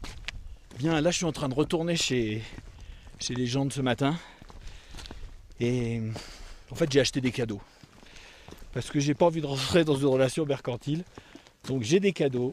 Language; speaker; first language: French; native; French